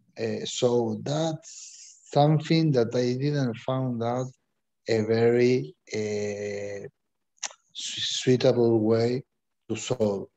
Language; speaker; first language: English; non-native, fluent; Spanish